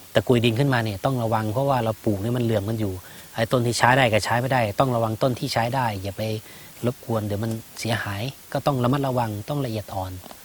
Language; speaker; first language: Thai; native; Thai